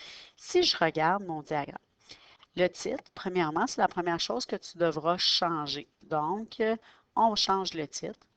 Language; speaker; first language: French; native; French